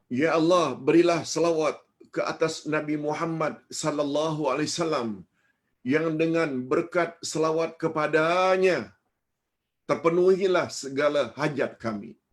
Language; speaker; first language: Malay; native; Malay